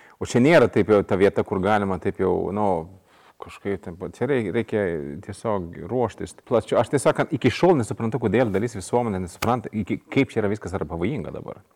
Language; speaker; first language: Lithuanian; non-native, fluent; Swedish